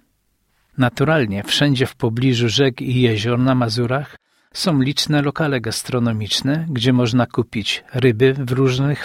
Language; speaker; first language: Polish; native; Polish